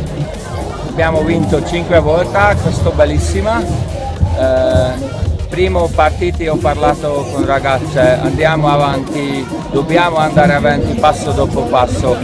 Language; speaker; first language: Italian; non-native, learner; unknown